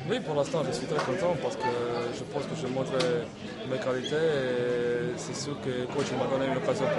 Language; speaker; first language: French; non-native, fluent; Croatian